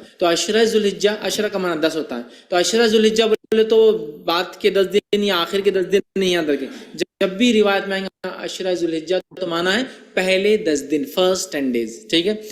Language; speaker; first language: Urdu; native; Urdu